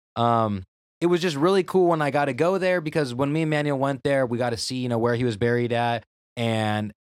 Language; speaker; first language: English; native; English